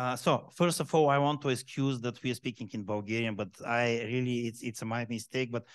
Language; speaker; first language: English; non-native, fluent; Bulgarian